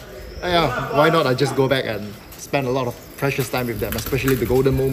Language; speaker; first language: English; non-native, local second language; Chinese